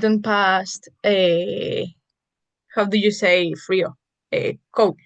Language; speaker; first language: English; non-native, learner; Spanish